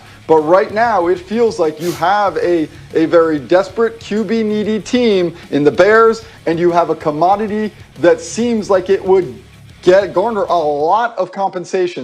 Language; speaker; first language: English; native; English